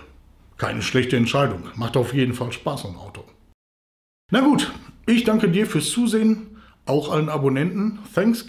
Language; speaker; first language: German; native; German